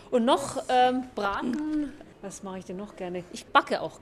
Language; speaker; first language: German; native; German